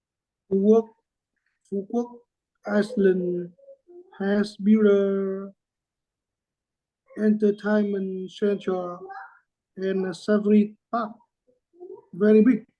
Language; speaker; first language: English; non-native, learner; Vietnamese